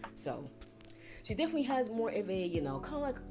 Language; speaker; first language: English; native; English